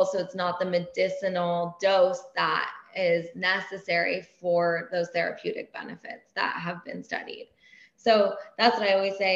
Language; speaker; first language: English; early bilingual, other home language; Persian